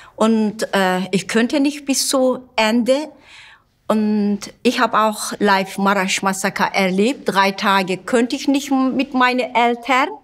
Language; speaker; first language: German; non-native, fluent; Turkish